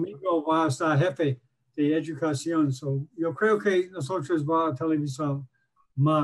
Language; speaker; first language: Spanish; non-native, learner; English